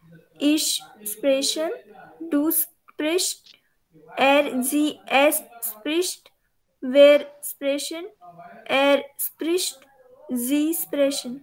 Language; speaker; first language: German; non-native, learner; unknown